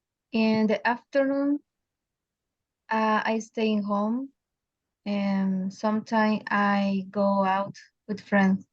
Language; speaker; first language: English; non-native, learner; Spanish